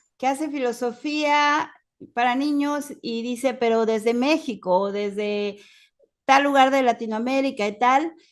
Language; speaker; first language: Spanish; native; Spanish